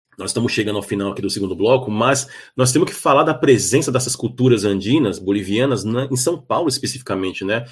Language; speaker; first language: Portuguese; native; Portuguese